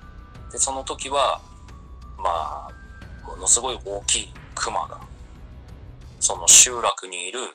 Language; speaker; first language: Japanese; native; Japanese